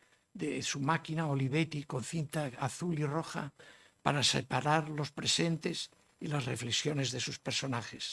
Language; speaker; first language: Spanish; native; Spanish